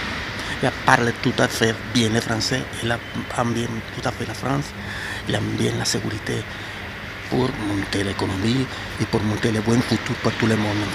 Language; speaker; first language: French; non-native, learner; Spanish